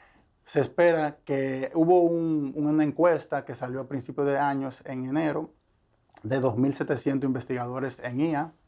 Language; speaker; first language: Spanish; native; Spanish